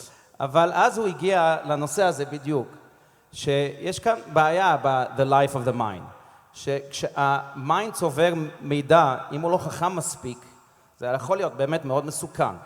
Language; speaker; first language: Hebrew; non-native, fluent; English